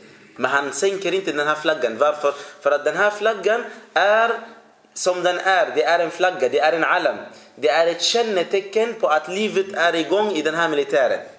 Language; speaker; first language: Swedish; early bilingual, other home language; Arabic